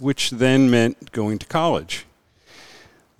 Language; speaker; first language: English; native; English